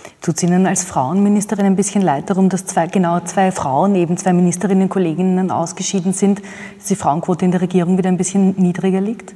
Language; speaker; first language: German; native; German